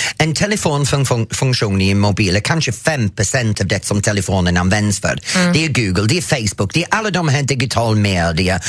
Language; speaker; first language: Swedish; non-native, fluent; English